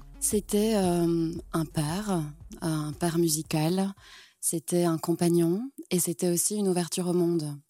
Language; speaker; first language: French; native; French